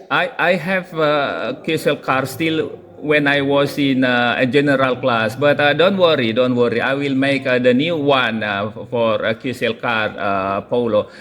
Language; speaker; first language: English; non-native, local second language; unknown